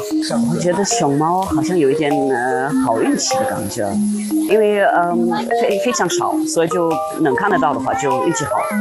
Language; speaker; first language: Chinese; non-native, fluent; German